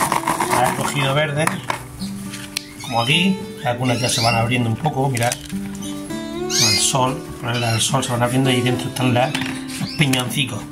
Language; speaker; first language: Spanish; native; Spanish